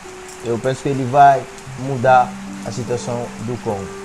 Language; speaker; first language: Portuguese; non-native, fluent; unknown